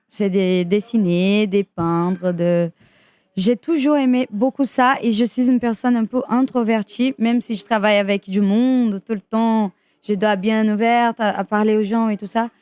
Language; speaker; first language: French; non-native, fluent; Portuguese